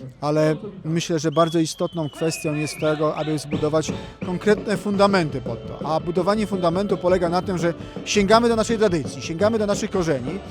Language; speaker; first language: Polish; native; Polish